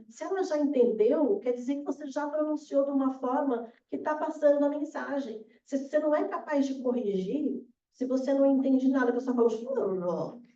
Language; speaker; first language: Portuguese; native; Portuguese